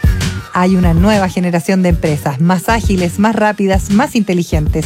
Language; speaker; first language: Spanish; native; Spanish